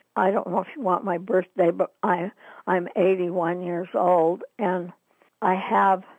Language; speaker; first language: English; native; English